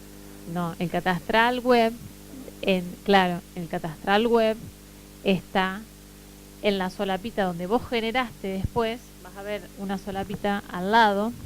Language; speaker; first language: Spanish; native; Spanish